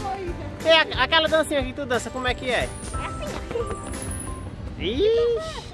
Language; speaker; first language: Portuguese; native; Portuguese